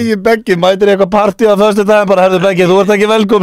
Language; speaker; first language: Icelandic; native; Icelandic